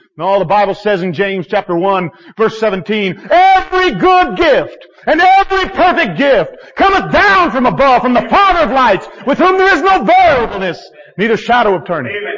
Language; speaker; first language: English; native; English